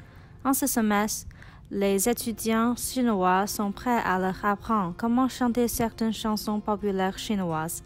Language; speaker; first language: French; non-native, learner; Chinese